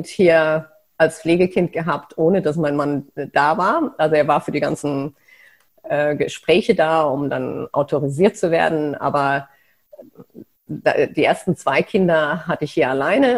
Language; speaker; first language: German; native; German